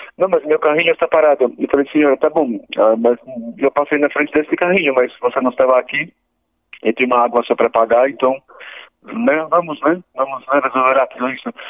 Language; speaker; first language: Portuguese; non-native, fluent; Polish